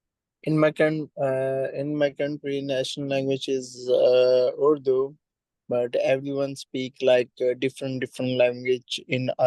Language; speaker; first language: English; non-native, learner; Urdu